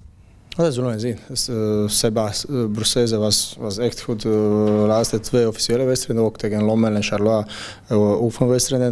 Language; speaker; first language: Dutch; non-native, fluent; Croatian